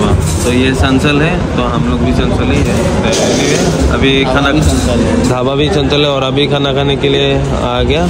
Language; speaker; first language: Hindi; non-native, local second language; Assamese